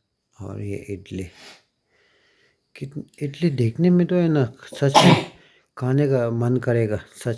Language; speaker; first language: Hindi; non-native, local second language; Tibetan